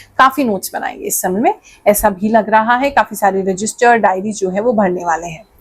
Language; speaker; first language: Hindi; native; Hindi